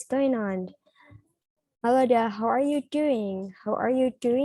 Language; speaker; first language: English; non-native, learner; Indonesian